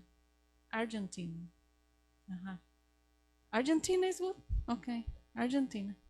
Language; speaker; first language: English; non-native, learner; Spanish